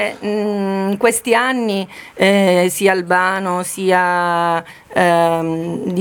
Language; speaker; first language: Italian; native; Italian